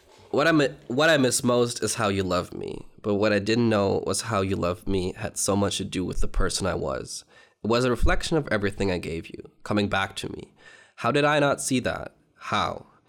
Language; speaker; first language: English; native; English